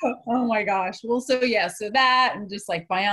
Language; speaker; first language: English; native; English